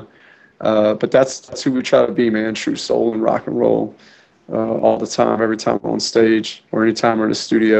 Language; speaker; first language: English; native; English